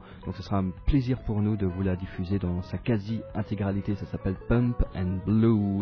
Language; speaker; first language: French; native; French